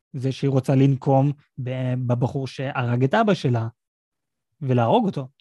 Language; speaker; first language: Hebrew; native; Hebrew